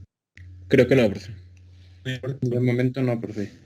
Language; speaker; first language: Spanish; native; Spanish